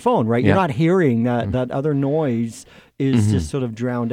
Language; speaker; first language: English; native; English